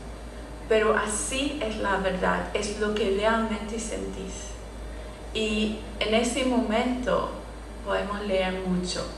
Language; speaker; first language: Spanish; non-native, fluent; English